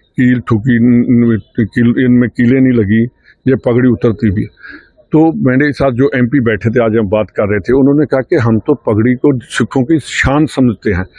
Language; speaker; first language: Hindi; non-native, local second language; Punjabi